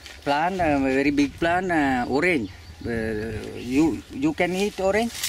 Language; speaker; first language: English; non-native, learner; Sinhala